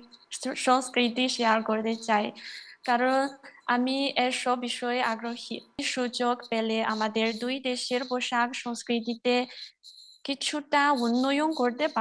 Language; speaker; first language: Bangla; non-native, learner; Chinese